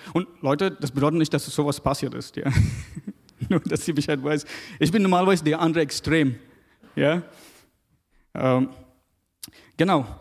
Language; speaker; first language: German; non-native, fluent; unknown